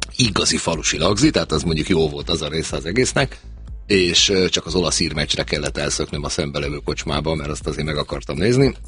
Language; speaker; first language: Hungarian; native; Hungarian